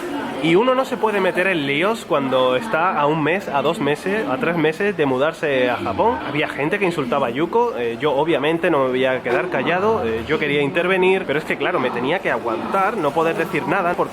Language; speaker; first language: Spanish; native; Spanish